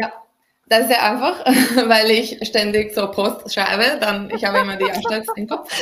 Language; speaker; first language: German; non-native, fluent; Italian